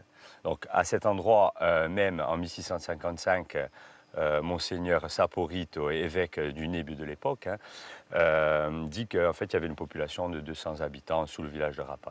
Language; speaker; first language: French; native; French